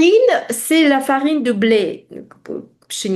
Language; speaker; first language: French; non-native, fluent; Russian